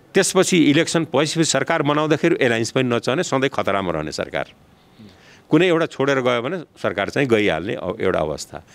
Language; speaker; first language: Nepali; non-native, local second language; Bhojpuri